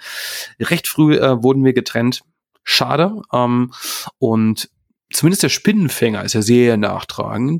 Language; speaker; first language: German; native; German